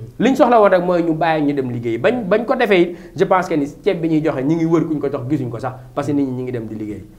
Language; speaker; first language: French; non-native, local second language; Wolof